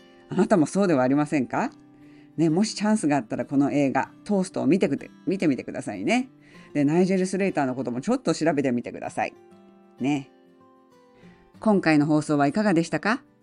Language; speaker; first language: Japanese; native; Japanese